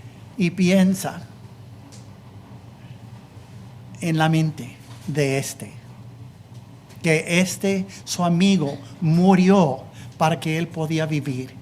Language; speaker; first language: Spanish; non-native, fluent; English